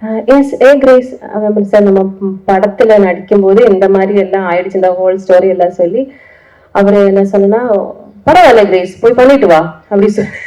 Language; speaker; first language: Tamil; non-native, learner; Malayalam